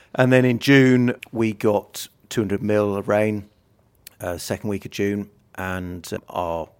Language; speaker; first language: English; native; English